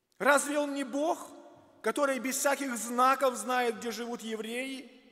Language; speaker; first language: Russian; native; Russian